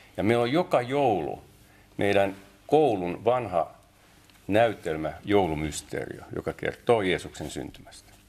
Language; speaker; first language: Finnish; non-native, local second language; Tatar